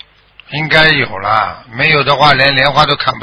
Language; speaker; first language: Chinese; native; Chinese